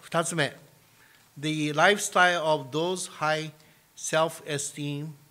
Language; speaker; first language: English; non-native, fluent; Japanese